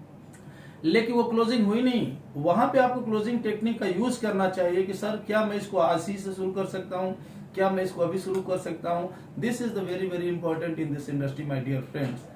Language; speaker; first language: Hindi; native; Hindi